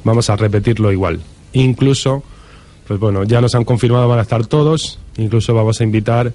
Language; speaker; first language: Spanish; native; Spanish